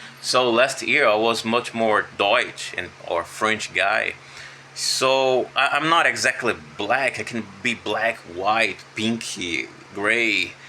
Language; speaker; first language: English; non-native, fluent; Portuguese